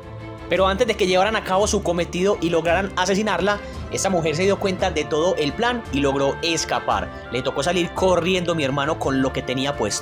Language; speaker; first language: Spanish; native; Spanish